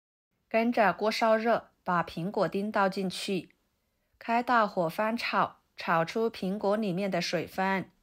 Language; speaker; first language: Chinese; native; Chinese